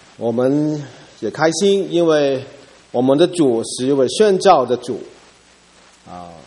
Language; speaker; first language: Chinese; non-native, local second language; Cantonese